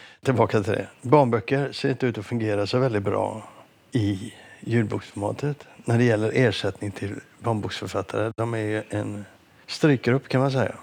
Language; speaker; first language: Swedish; native; Swedish